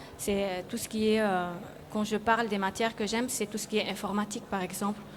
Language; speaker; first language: French; non-native, local second language; Arabic